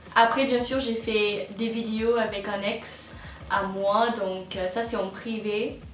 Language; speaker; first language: French; non-native, fluent; English